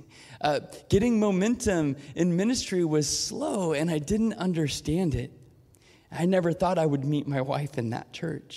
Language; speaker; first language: English; native; English